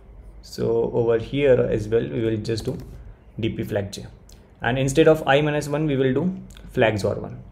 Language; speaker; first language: English; non-native, local second language; Hindi